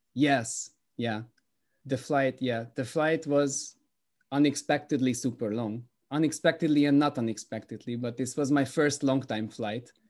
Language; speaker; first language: English; non-native, fluent; Hungarian